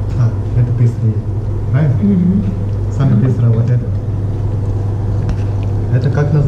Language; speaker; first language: Russian; non-native, learner; Chinese